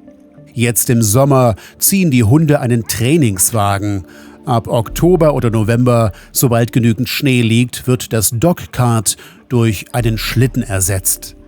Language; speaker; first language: German; native; German